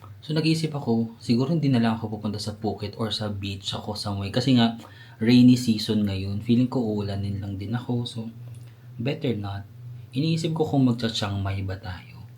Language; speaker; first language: Filipino; native; Filipino